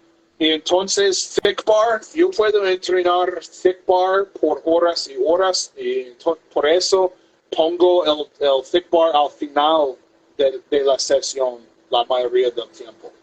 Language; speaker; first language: Spanish; non-native, fluent; English